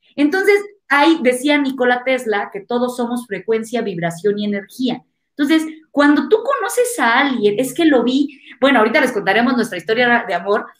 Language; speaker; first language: Spanish; native; Spanish